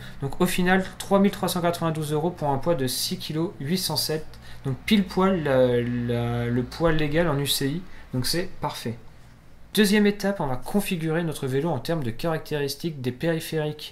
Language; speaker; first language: French; native; French